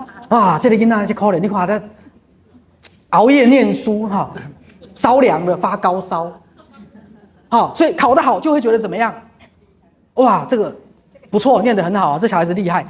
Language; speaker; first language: Chinese; native; Chinese